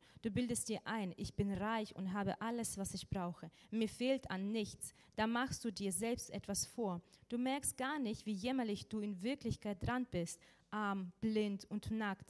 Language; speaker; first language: German; non-native, fluent; Russian